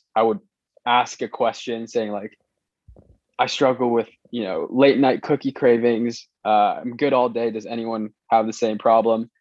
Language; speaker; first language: English; non-native, local second language; Cantonese